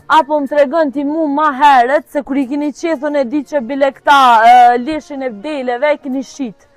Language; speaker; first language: Albanian; native; Albanian